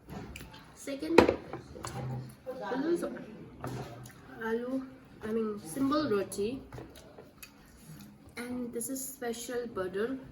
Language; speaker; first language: English; non-native, learner; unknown